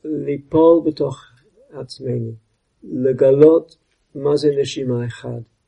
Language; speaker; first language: Hebrew; non-native, fluent; English